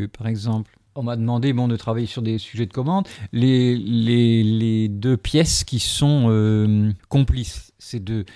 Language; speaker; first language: French; native; French